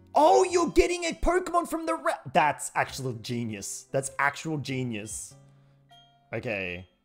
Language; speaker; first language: English; native; English